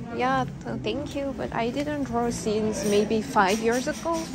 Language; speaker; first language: English; non-native, learner; French